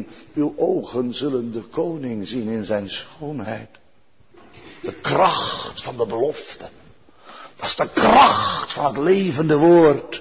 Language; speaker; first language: Dutch; native; Dutch